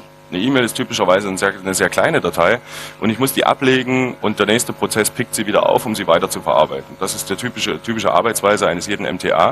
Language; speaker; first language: German; native; German